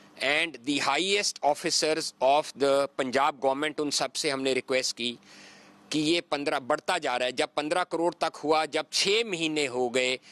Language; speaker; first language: Hindi; native; Hindi